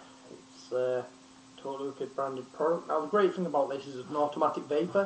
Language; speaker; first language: English; native; English